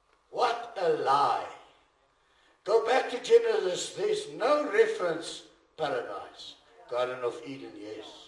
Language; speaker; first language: English; non-native, local second language; Afrikaans